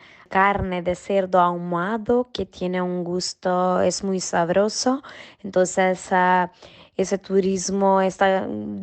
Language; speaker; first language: Spanish; non-native, fluent; Macedonian